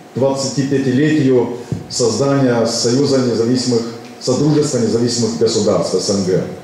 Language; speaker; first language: Russian; non-native, local second language; Romanian